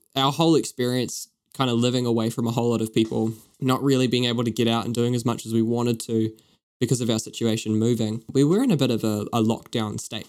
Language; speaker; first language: English; native; English